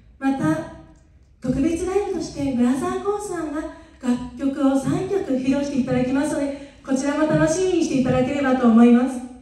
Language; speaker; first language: Japanese; native; Japanese